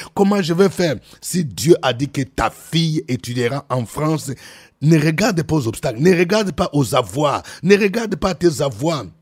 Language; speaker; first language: French; non-native, local second language; Lingala